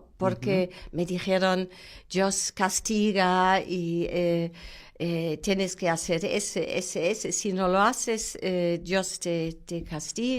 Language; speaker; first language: Spanish; non-native, fluent; German